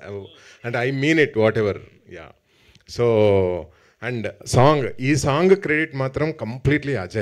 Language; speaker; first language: Telugu; native; Telugu